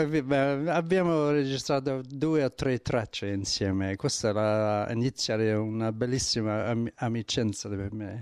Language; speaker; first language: Italian; non-native, learner; English